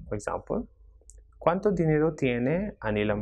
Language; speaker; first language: Spanish; non-native, fluent; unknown